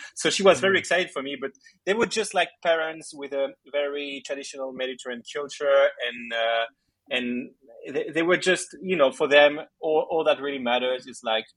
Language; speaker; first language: English; early bilingual, other home language; Greek